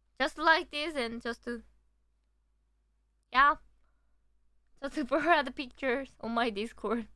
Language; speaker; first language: English; non-native, learner; Korean